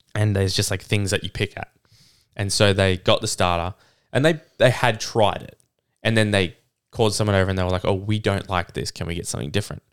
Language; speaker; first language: English; native; English